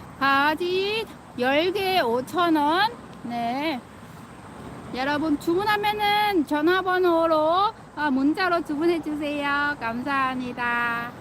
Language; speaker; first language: Korean; non-native, fluent; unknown